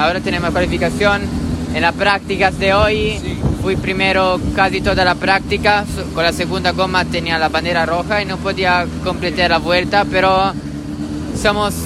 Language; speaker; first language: Spanish; non-native, learner; Italian